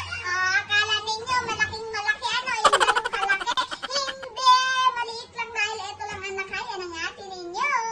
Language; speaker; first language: Filipino; non-native, local second language; Iloko